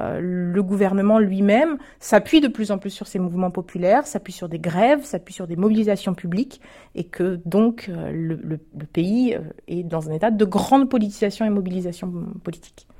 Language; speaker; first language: French; native; French